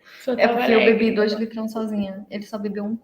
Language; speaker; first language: Portuguese; native; Portuguese